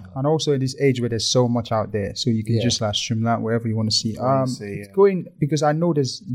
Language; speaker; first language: English; non-native, local second language; Yoruba